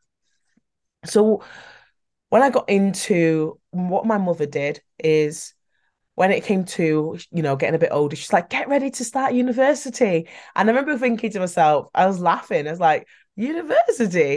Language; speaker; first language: English; native; English